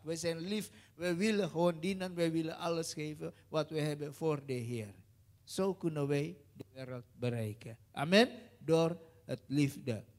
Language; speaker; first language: Dutch; non-native, learner; Indonesian